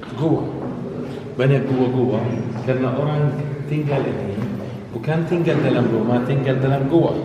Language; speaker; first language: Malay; non-native, learner; Arabic